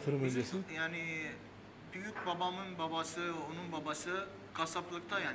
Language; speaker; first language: Turkish; early bilingual, heritage; Armenian